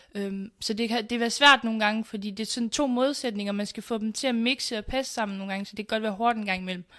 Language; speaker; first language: Danish; early bilingual, other home language; Central Kurdish